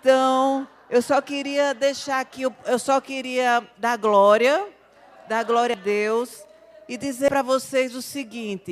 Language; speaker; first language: Portuguese; native; Portuguese